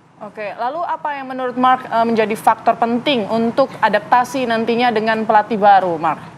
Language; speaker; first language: Indonesian; native; Indonesian